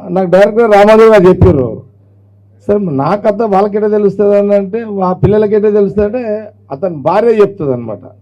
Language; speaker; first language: Telugu; native; Telugu